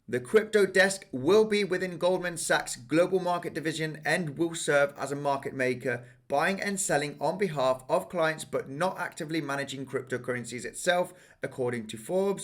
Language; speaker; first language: English; native; English